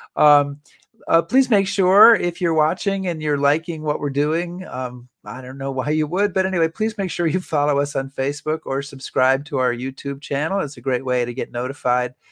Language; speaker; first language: English; native; English